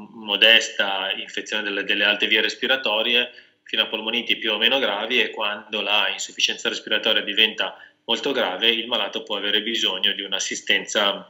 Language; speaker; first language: Italian; native; Italian